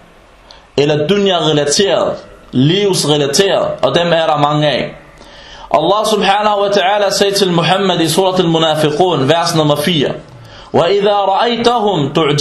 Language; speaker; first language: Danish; early bilingual, other home language; Arabic